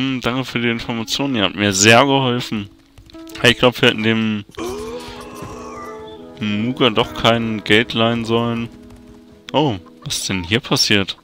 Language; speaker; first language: German; native; German